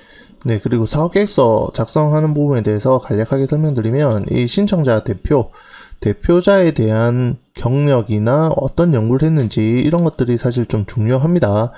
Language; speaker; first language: Korean; native; Korean